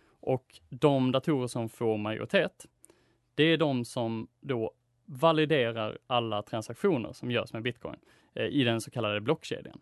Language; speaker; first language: Swedish; native; Swedish